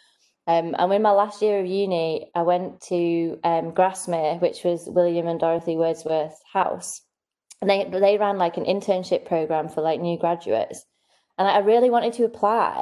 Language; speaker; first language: English; native; English